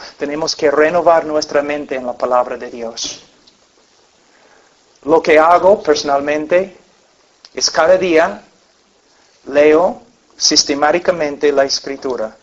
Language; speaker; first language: Spanish; non-native, fluent; English